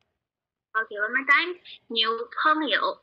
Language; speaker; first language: English; non-native, local second language; Filipino